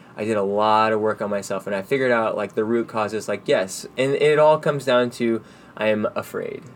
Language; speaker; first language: English; native; English